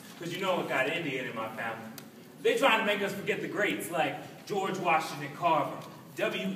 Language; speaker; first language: English; native; English